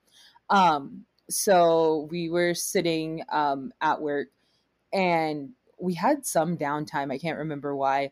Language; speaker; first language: English; native; English